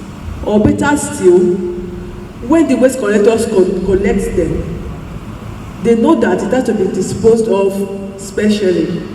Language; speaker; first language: English; non-native, local second language; Yoruba